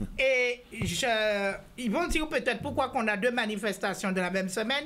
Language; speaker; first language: French; non-native, local second language; Guadeloupean Creole French